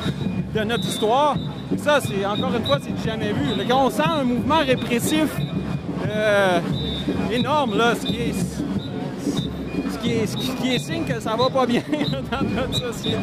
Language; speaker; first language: French; native; French